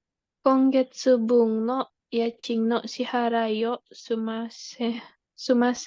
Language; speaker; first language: Japanese; non-native, learner; Indonesian